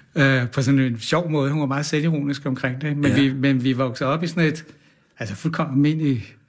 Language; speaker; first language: Danish; native; Danish